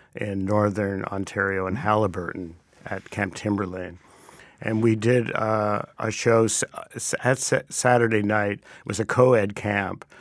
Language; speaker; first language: English; native; English